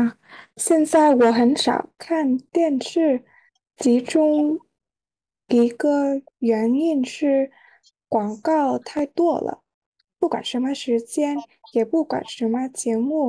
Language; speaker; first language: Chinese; non-native, learner; Vietnamese